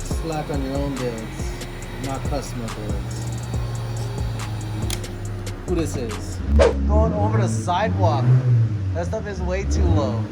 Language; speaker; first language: English; native; English